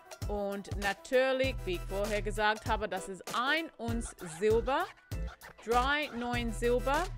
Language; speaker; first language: German; non-native, learner; English